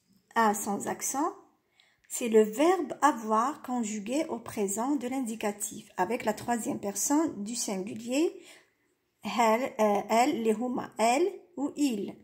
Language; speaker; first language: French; non-native, local second language; Arabic